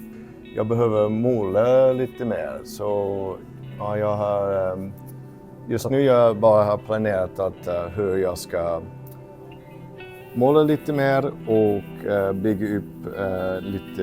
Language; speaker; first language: Swedish; non-native, fluent; English